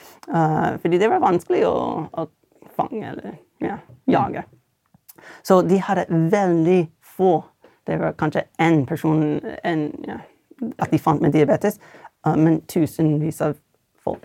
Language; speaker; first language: Norwegian; non-native, fluent; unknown